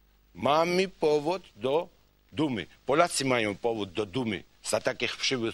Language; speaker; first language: Polish; non-native, fluent; Georgian